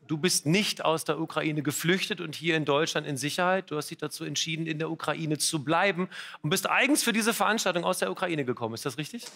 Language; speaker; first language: German; native; German